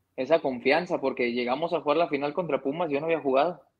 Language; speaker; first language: Spanish; early bilingual, heritage; Spanish